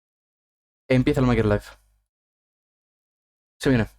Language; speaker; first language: Spanish; native; Spanish